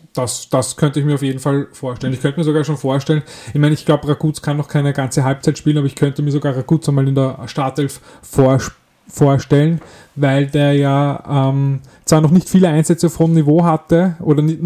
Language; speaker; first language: German; native; German